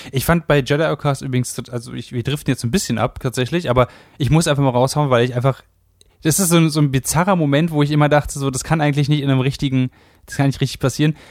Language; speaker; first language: German; native; German